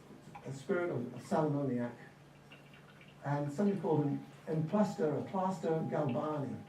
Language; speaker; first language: English; native; English